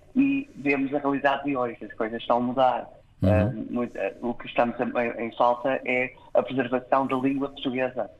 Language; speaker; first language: Portuguese; early bilingual, heritage; English